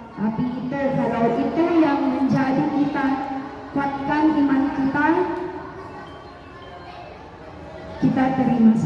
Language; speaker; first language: Indonesian; non-native, learner; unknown